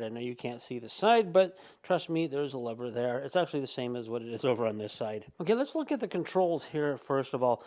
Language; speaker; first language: English; native; English